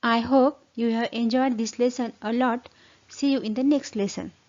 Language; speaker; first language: English; non-native, local second language; Marathi